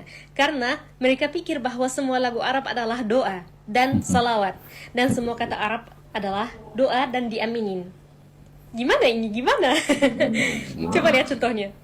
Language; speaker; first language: Indonesian; non-native, fluent; Arabic